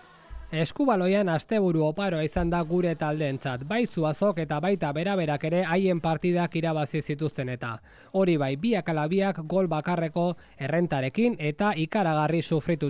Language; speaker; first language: Basque; native; Basque